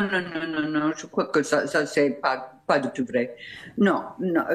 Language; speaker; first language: French; non-native, fluent; English